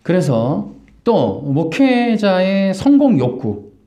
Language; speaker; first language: Korean; native; Korean